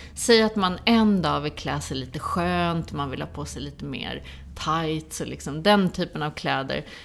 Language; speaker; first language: Swedish; early bilingual, other home language; Polish